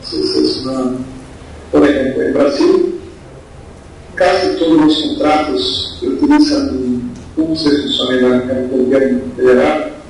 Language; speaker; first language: Spanish; non-native, fluent; Portuguese